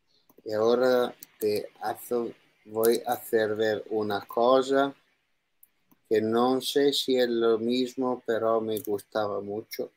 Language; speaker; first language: Spanish; non-native, learner; Italian